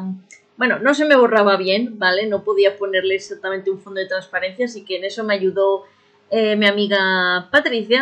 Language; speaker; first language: Spanish; native; Spanish